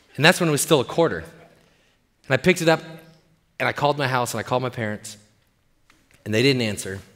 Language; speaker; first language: English; native; English